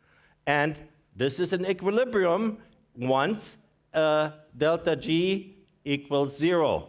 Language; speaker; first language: English; non-native, fluent; German